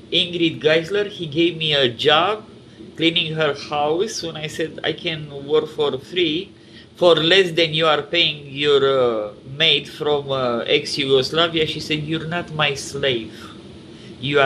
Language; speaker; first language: English; non-native, fluent; Romanian